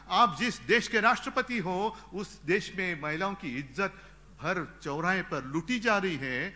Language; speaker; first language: Hindi; non-native, local second language; Marathi